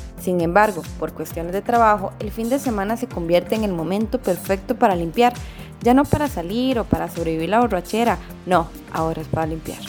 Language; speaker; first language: Spanish; native; Spanish